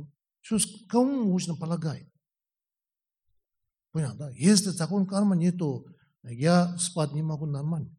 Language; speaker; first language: Russian; non-native, learner; Tibetan